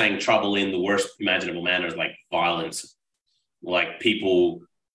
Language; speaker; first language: English; non-native, local second language; Urdu